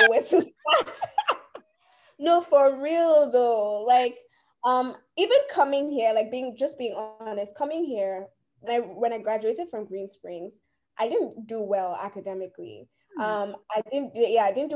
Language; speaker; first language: English; native; English